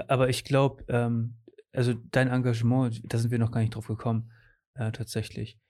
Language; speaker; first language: German; early bilingual, other home language; Portuguese